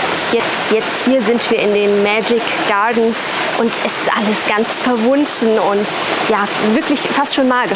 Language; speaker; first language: German; native; German